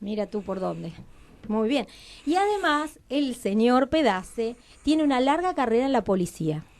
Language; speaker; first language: Spanish; native; Spanish